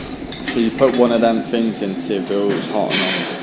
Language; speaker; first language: English; native; English